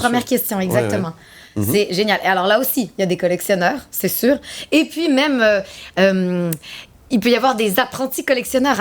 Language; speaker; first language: French; native; French